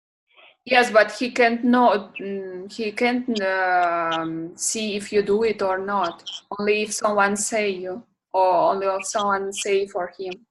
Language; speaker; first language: English; non-native, learner; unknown